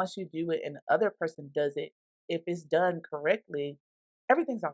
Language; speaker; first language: English; native; English